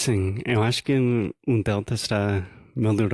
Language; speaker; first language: Portuguese; non-native, fluent; English